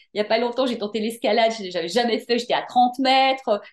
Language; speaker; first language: French; native; French